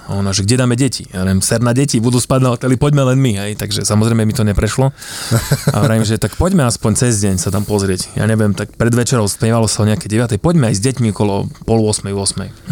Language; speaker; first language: Slovak; native; Slovak